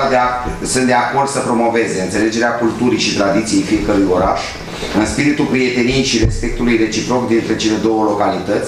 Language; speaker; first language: Romanian; native; Romanian